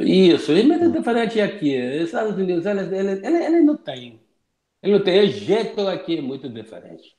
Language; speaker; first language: Portuguese; non-native, learner; English